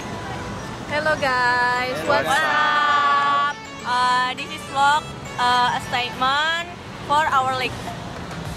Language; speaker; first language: English; non-native, learner; Indonesian